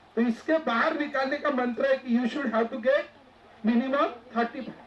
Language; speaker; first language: Hindi; non-native, local second language; Marathi